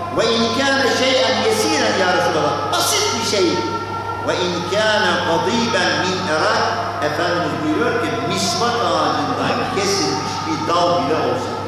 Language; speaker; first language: Turkish; non-native, fluent; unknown